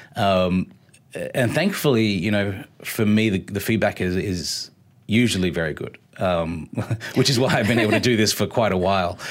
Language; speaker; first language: English; native; English